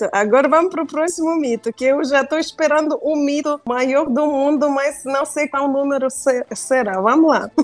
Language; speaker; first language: Portuguese; non-native, fluent; Russian